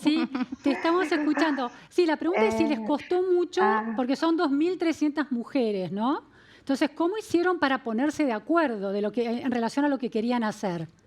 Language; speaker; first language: Spanish; native; Spanish